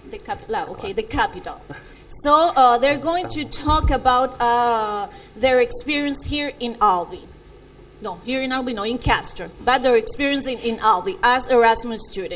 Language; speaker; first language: English; non-native, fluent; Spanish